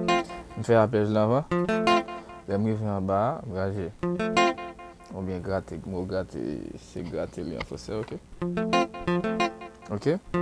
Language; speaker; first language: French; non-native, learner; Haitian Creole